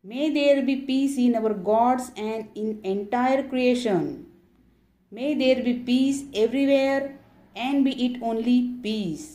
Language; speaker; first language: English; non-native, local second language; Marathi